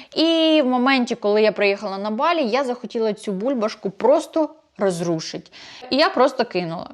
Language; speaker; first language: Ukrainian; non-native, local second language; Russian